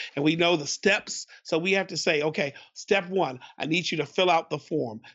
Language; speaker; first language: English; native; English